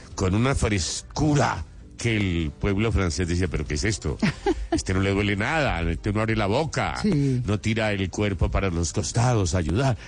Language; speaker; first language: Spanish; native; Spanish